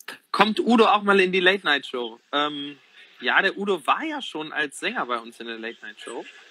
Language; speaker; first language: German; native; German